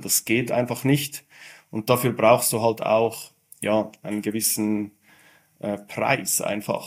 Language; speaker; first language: German; native; German